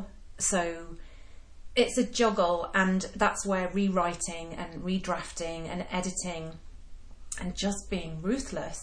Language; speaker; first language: English; native; English